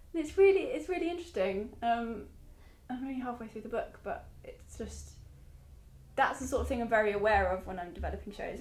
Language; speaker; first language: English; native; English